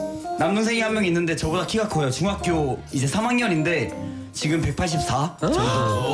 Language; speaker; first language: Korean; native; Korean